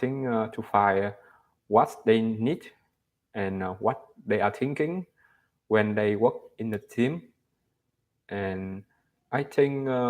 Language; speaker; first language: English; non-native, learner; Vietnamese